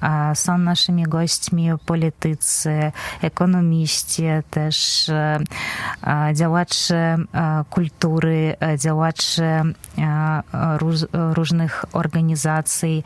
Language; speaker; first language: Polish; non-native, fluent; Belarusian